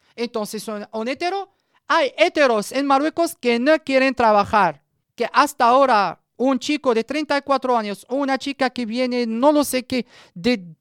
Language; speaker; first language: Spanish; non-native, learner; Arabic